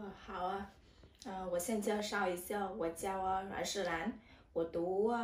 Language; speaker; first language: Chinese; non-native, learner; Vietnamese